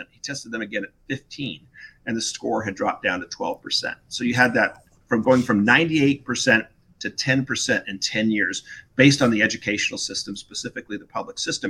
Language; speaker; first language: English; native; English